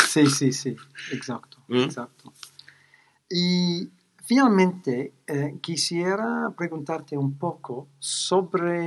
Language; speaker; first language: Spanish; non-native, fluent; English